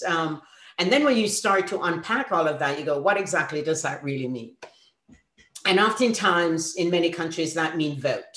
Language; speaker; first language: English; native; English